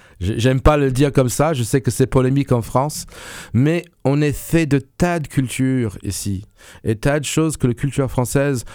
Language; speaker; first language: French; non-native, fluent; English